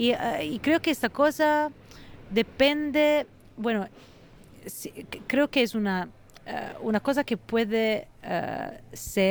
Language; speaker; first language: Spanish; non-native, fluent; Italian